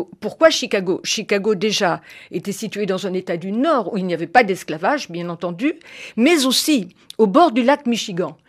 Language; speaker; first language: French; native; French